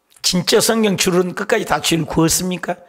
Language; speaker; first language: Korean; native; Korean